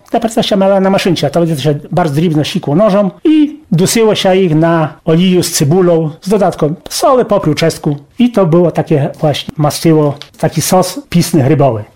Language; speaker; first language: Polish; non-native, local second language; Rusyn